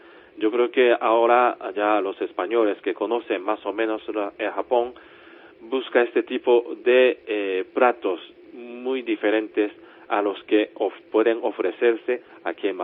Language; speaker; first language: Spanish; non-native, fluent; Japanese